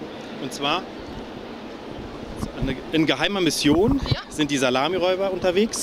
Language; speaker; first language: German; native; German